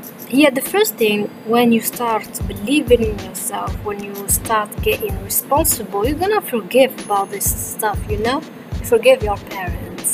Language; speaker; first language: English; non-native, fluent; Arabic